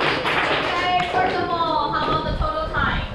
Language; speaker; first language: English; non-native, fluent; Chinese